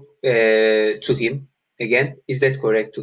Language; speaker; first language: English; non-native, learner; Turkish